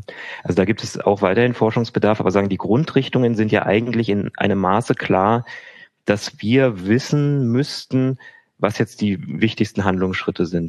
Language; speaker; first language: German; native; German